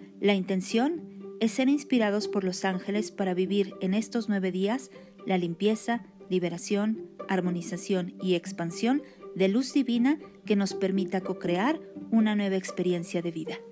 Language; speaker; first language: Spanish; native; Spanish